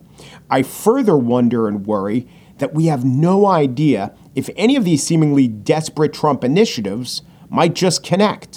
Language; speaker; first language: English; native; English